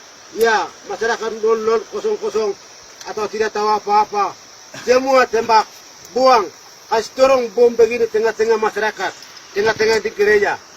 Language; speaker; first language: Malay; non-native, local second language; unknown